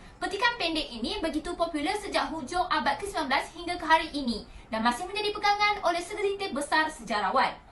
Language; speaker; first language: Malay; native; Malay